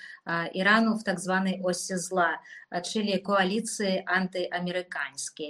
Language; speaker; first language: Polish; non-native, fluent; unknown